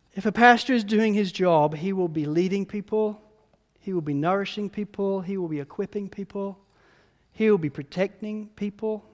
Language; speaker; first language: English; native; English